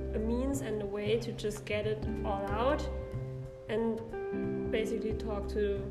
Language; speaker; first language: English; non-native, fluent; German